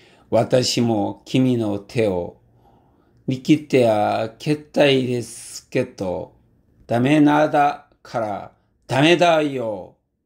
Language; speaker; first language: Japanese; non-native, learner; Korean